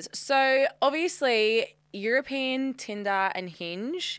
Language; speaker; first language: English; native; English